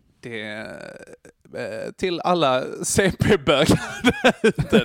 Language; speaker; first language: Swedish; native; Swedish